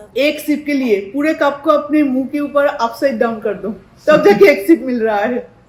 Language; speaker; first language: Hindi; non-native, local second language; Bangla